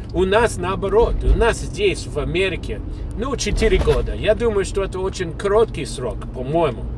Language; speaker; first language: Russian; non-native, fluent; English